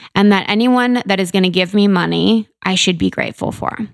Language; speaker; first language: English; native; English